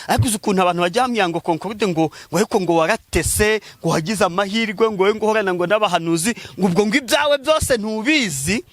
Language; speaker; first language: Kinyarwanda; native; Kinyarwanda